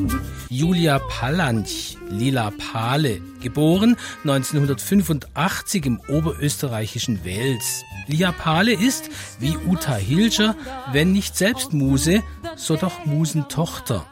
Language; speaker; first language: German; native; German